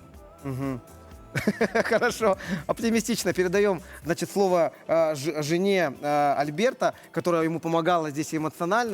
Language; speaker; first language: Russian; native; Russian